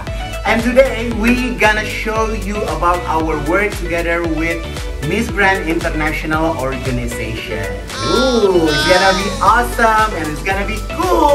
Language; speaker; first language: English; non-native, fluent; Indonesian